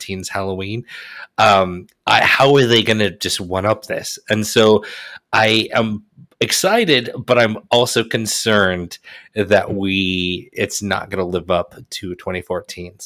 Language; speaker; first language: English; native; English